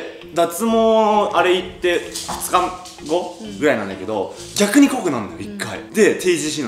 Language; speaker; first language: Japanese; native; Japanese